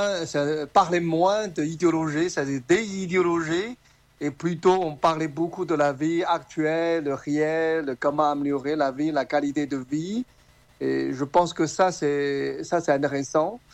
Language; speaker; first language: French; non-native, fluent; Chinese